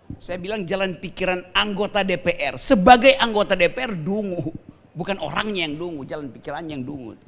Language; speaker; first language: Indonesian; native; Indonesian